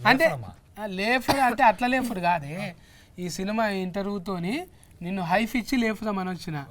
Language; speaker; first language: Telugu; native; Telugu